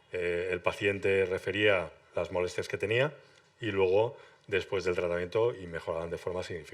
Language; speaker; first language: Spanish; native; Spanish